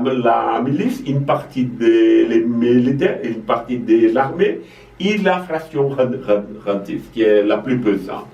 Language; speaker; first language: French; non-native, fluent; Portuguese